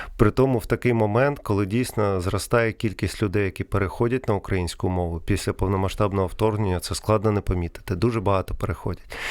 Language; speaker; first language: Ukrainian; non-native, local second language; Russian